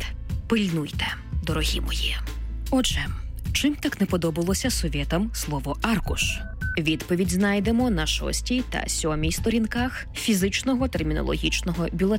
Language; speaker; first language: Ukrainian; native; Ukrainian